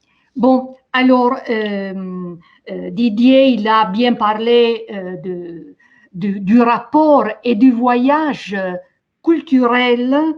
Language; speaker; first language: French; non-native, fluent; Italian